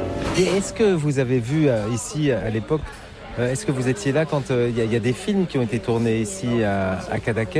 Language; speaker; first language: French; native; French